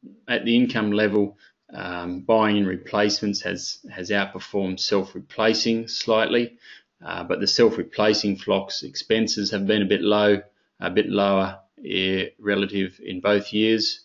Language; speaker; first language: English; native; English